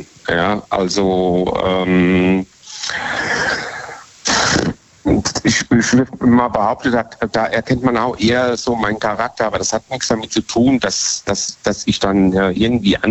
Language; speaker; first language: German; native; German